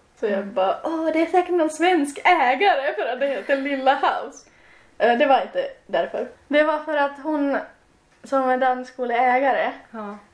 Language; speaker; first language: Swedish; non-native, local second language; Finnish